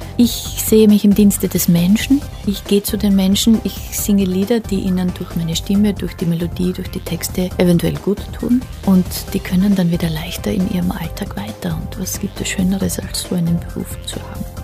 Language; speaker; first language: German; native; German